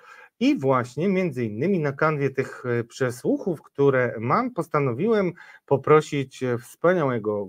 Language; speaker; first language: Polish; native; Polish